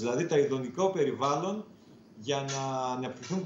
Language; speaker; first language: Greek; native; Greek